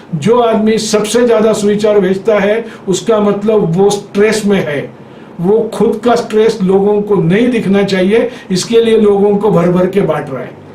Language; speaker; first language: Hindi; non-native, local second language; Marathi